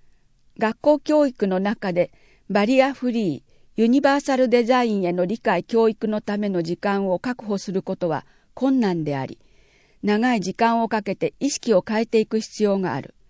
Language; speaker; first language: Japanese; native; Japanese